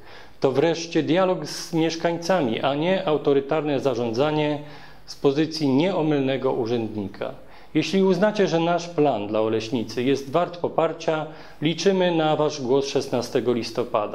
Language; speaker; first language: Polish; native; Polish